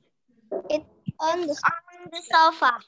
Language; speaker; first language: English; non-native, learner; Indonesian